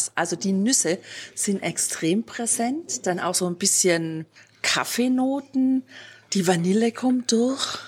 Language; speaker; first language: German; native; German